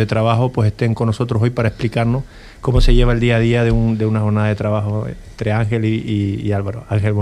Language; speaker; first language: Spanish; native; Spanish